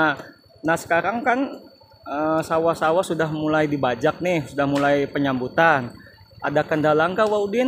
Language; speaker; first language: Indonesian; native; Indonesian